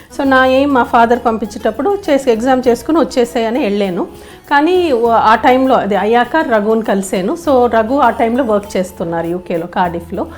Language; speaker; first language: Telugu; native; Telugu